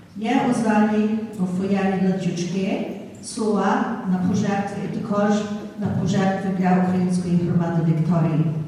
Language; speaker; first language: Ukrainian; early bilingual, heritage; Ukrainian